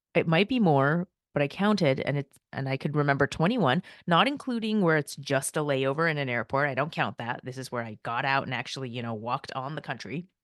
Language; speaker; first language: English; early bilingual, other home language; Korean